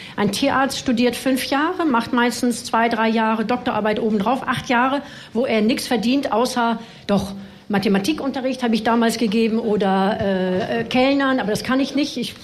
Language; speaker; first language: German; non-native, fluent; French